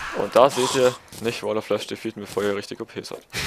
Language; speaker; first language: German; native; German